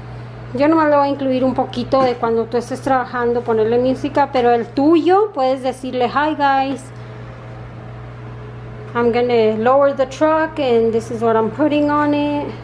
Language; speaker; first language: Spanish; early bilingual, heritage; Spanish